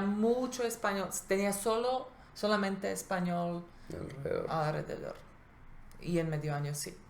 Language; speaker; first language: Spanish; non-native, fluent; Slovak